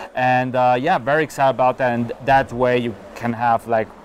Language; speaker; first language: English; non-native, fluent; German